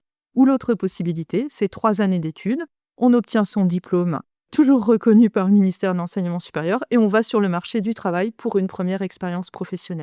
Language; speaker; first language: French; native; French